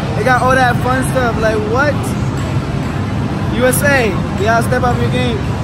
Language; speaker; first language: English; non-native, local second language; Spanish